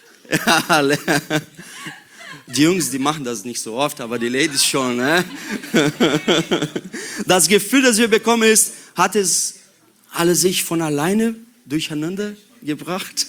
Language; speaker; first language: German; non-native, learner; Portuguese